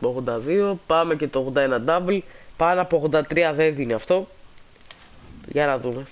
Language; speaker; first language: Greek; native; Greek